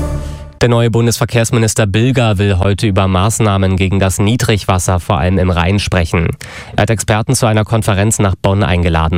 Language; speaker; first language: German; native; German